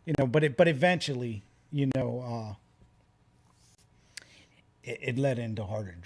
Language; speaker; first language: English; native; English